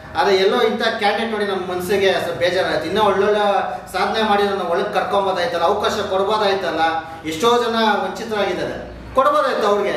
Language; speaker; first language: Kannada; native; Kannada